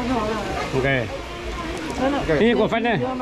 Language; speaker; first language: English; non-native, learner; Hmong